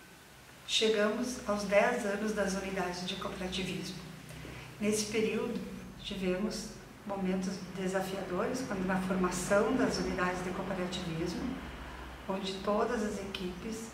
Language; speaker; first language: Portuguese; native; Portuguese